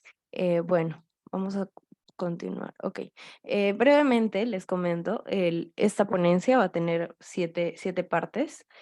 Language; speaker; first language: Spanish; native; Spanish